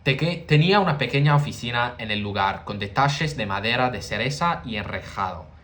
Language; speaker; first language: Spanish; non-native, learner; English